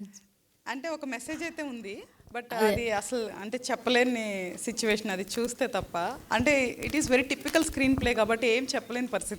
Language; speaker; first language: Telugu; native; Telugu